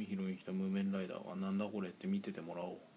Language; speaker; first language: Japanese; native; Japanese